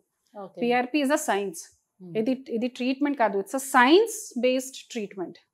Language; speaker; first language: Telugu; non-native, fluent; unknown